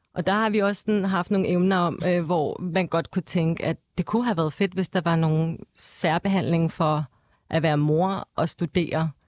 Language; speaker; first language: Danish; early bilingual, other home language; Turkish